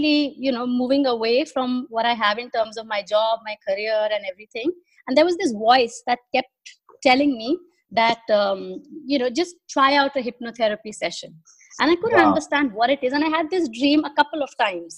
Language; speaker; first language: English; non-native, local second language; Hindi